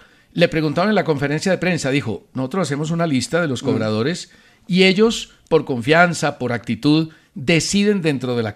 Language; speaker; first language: Spanish; native; Spanish